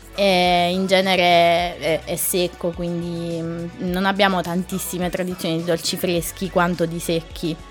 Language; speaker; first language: Italian; native; Italian